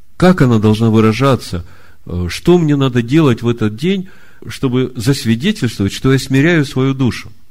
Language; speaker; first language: Russian; native; Russian